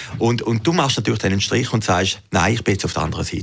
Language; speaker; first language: German; native; German